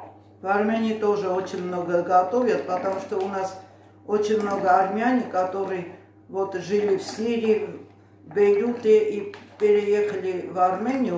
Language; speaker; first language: Russian; non-native, fluent; Armenian